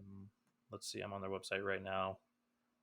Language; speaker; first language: English; native; English